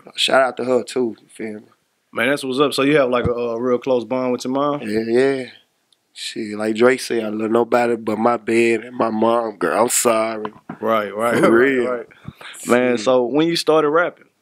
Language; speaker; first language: English; native; English